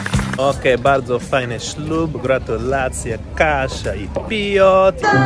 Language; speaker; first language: Polish; non-native, learner; English